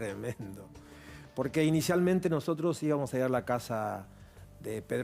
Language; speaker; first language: Spanish; native; Spanish